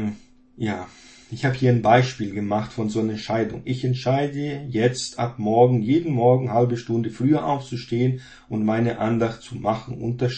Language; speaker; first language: German; non-native, fluent; Portuguese